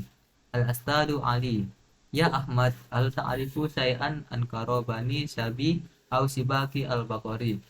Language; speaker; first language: Arabic; non-native, learner; Indonesian